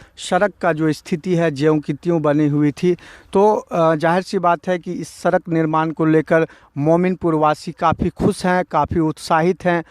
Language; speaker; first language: Hindi; native; Hindi